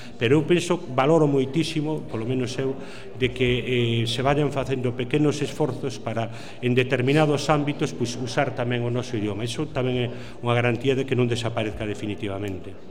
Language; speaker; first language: Galician; native; Galician